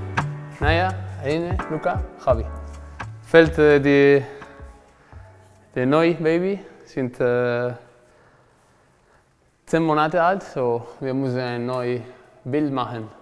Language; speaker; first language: German; non-native, learner; Spanish